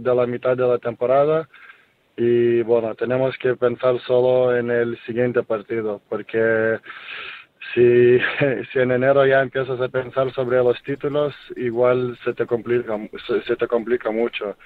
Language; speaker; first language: Spanish; non-native, fluent; Lithuanian